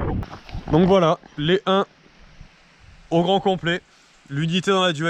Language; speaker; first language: French; native; French